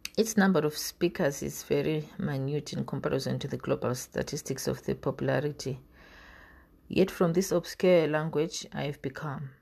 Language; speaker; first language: English; non-native, local second language; North Ndebele